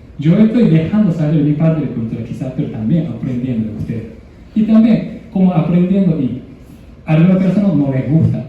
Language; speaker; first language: Spanish; non-native, learner; Japanese